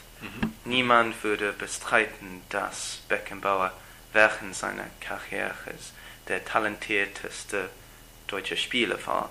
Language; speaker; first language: German; non-native, learner; English